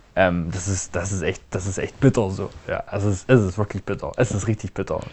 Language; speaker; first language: German; non-native, local second language; Upper Sorbian